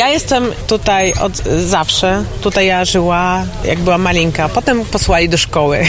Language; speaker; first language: Polish; non-native, local second language; Ukrainian